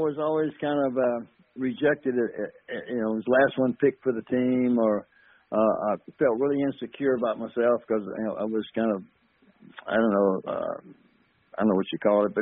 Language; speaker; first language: English; native; English